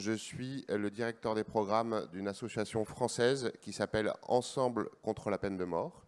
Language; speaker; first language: French; native; French